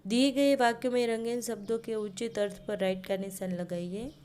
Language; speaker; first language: Hindi; non-native, local second language; Gujarati